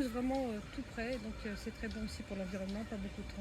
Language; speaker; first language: French; native; French